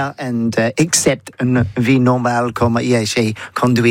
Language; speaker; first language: French; non-native, learner; English